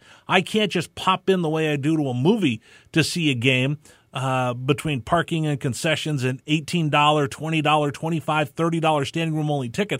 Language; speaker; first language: English; native; English